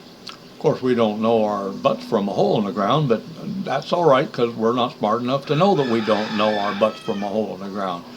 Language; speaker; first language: English; native; English